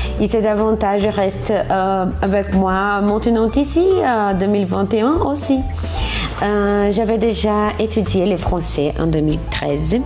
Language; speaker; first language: French; non-native, fluent; Portuguese